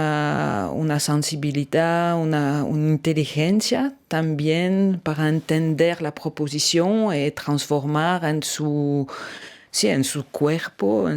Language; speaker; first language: Spanish; non-native, fluent; French